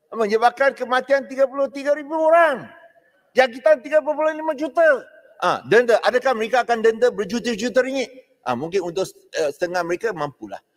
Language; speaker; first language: Malay; non-native, local second language; Chinese